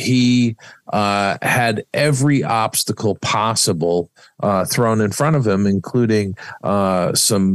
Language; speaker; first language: English; native; English